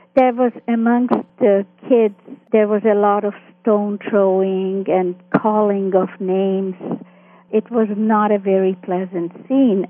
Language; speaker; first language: English; early bilingual, other home language; Hungarian